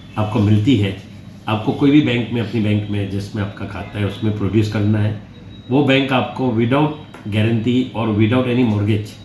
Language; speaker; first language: Hindi; non-native, local second language; Gujarati